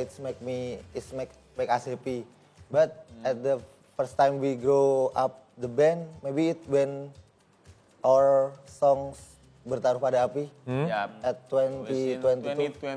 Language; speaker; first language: English; non-native, learner; Indonesian